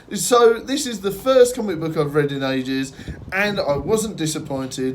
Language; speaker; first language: English; native; English